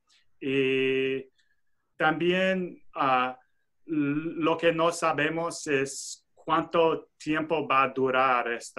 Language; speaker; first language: Spanish; non-native, fluent; English